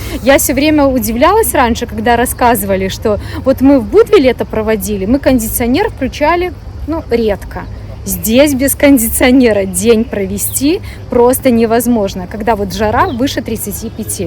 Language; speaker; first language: Russian; native; Russian